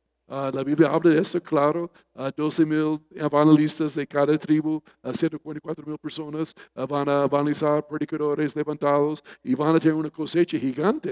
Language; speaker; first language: Spanish; non-native, fluent; English